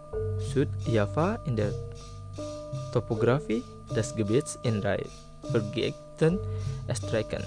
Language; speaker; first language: German; non-native, fluent; Indonesian